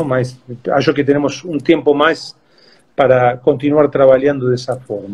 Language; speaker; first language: Portuguese; non-native, fluent; Spanish